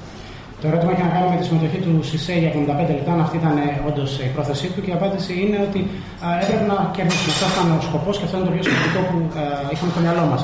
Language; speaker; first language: Greek; native; Greek